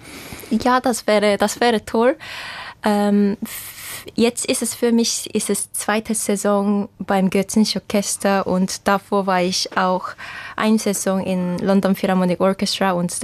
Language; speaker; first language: German; non-native, fluent; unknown